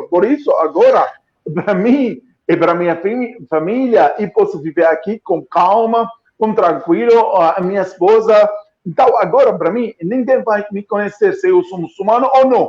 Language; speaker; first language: Portuguese; non-native, fluent; Arabic